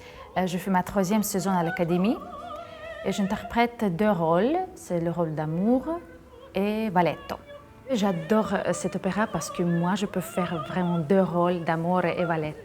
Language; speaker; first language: French; non-native, fluent; Russian